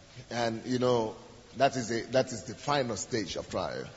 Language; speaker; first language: English; non-native, local second language; Yoruba